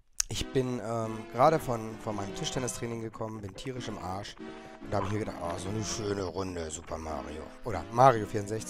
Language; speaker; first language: German; native; German